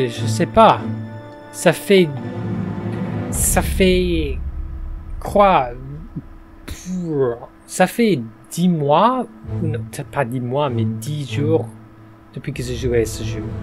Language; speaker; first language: French; non-native, fluent; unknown